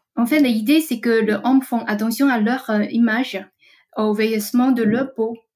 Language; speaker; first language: French; non-native, fluent; Chinese